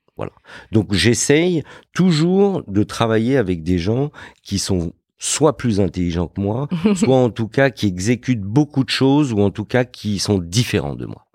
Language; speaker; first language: French; early bilingual, other home language; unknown